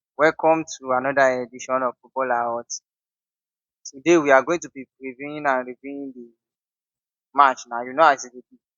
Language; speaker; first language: Nigerian Pidgin; non-native, local second language; Yoruba